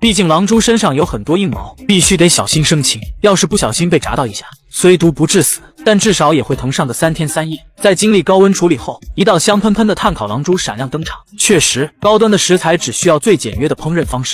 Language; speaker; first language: Chinese; native; Chinese